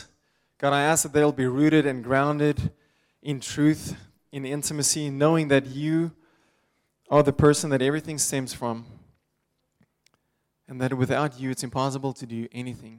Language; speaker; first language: English; non-native, local second language; Afrikaans